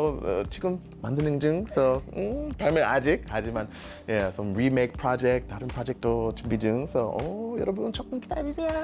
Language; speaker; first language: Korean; non-native, learner; English